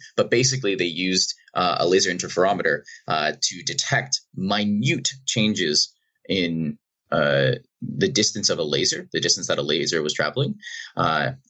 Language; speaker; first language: English; native; English